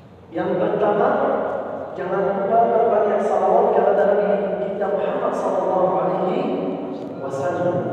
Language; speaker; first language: Indonesian; non-native, learner; Arabic